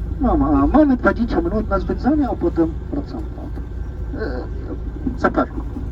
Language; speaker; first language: Polish; non-native, learner; Arabic